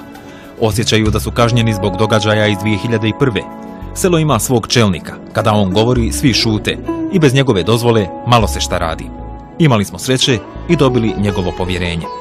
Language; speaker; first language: Bosnian; native; Bosnian